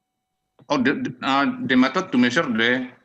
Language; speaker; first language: English; non-native, fluent; Indonesian